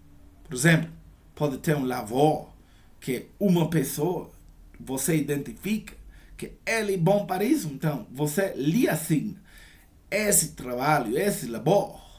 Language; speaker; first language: Portuguese; non-native, learner; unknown